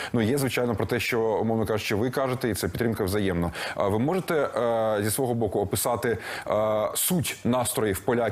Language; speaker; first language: Ukrainian; native; Ukrainian